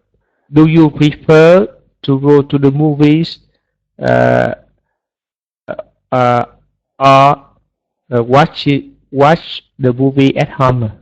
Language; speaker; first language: English; non-native, learner; Vietnamese